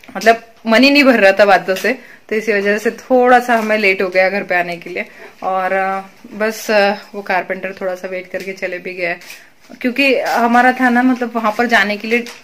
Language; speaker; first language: Hindi; native; Hindi